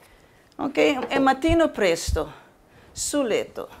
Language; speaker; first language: Italian; non-native, learner; Spanish